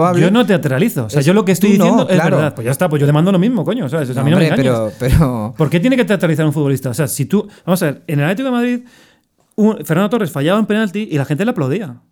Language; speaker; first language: Spanish; native; Spanish